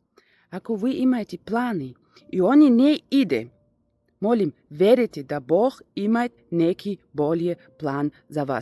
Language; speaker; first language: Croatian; non-native, learner; Russian